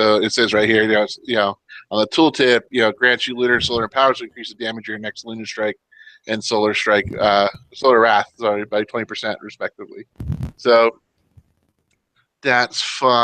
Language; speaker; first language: English; native; English